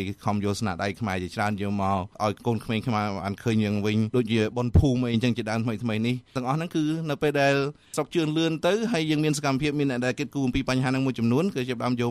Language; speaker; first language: Khmer; native; Khmer